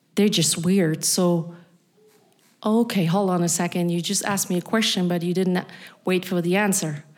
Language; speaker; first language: English; non-native, fluent; German